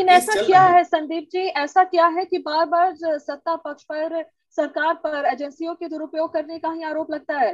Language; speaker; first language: Hindi; native; Hindi